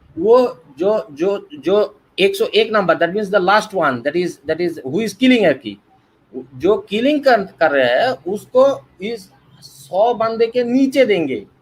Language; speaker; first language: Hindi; non-native, learner; Bangla